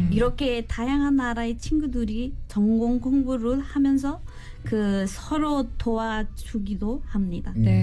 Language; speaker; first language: Korean; non-native, fluent; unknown